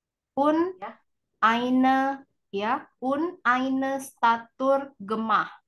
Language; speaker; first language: German; non-native, fluent; Indonesian